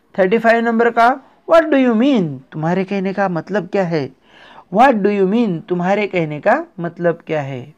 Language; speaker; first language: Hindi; non-native, local second language; Marathi